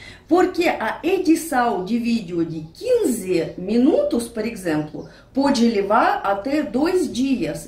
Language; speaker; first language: Portuguese; non-native, fluent; Russian